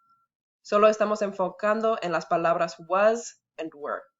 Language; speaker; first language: Spanish; early bilingual, heritage; Spanish